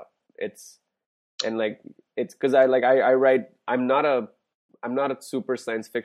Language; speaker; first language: English; non-native, local second language; Hindi